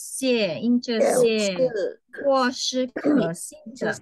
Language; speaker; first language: Chinese; non-native, fluent; English